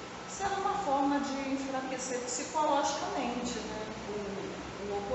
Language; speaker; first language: Portuguese; native; Portuguese